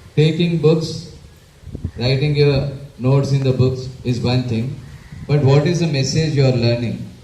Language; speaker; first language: English; non-native, local second language; Telugu